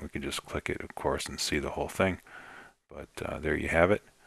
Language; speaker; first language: English; native; English